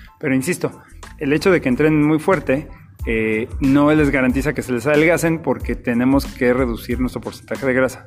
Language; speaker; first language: Spanish; native; Spanish